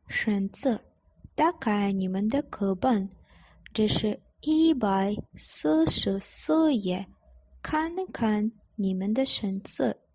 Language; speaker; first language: Chinese; non-native, fluent; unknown